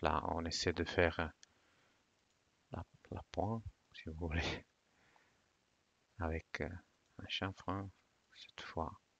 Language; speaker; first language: French; non-native, fluent; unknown